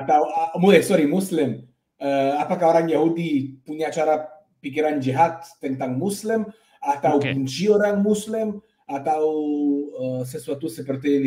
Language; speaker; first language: Indonesian; non-native, fluent; Hebrew